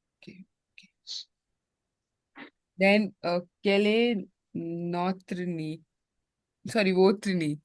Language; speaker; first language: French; non-native, learner; Hindi